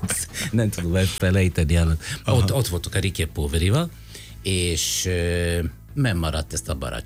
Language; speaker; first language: Hungarian; non-native, fluent; Italian